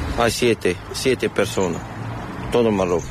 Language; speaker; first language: Spanish; non-native, learner; Arabic